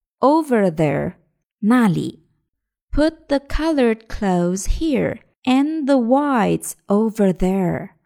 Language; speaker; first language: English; non-native, fluent; Chinese